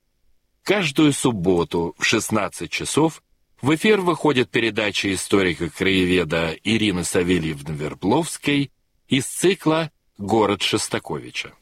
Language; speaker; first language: Russian; native; Russian